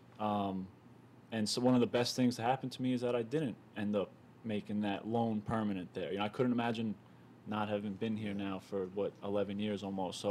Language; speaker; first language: English; native; English